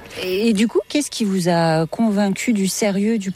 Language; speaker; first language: French; native; French